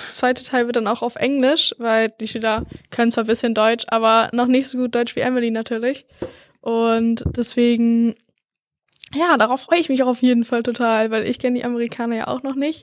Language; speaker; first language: German; native; German